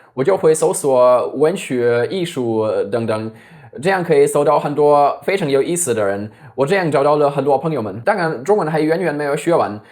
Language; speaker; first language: Chinese; non-native, fluent; German